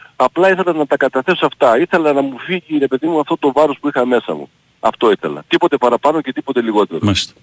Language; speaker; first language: Greek; native; Greek